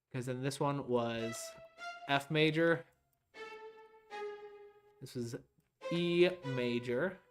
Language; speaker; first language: English; native; English